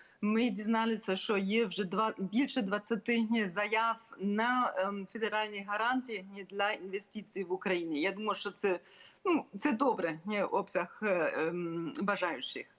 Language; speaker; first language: Ukrainian; non-native, fluent; German